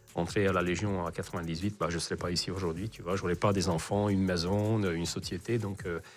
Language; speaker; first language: French; non-native, fluent; Hungarian